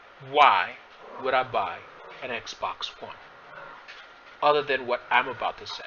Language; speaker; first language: English; native; English